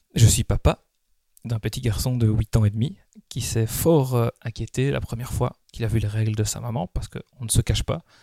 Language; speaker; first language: French; native; French